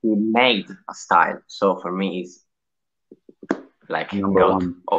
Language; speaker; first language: English; non-native, learner; Italian